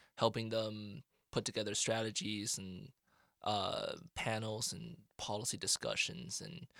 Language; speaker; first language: English; non-native, fluent; Chinese